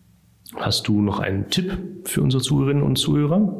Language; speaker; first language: German; native; German